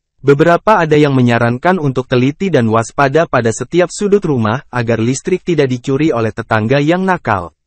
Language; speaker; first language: Indonesian; native; Indonesian